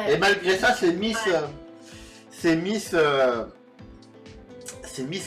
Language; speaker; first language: French; native; French